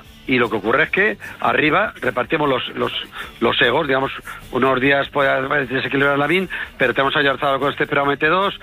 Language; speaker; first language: Spanish; native; Spanish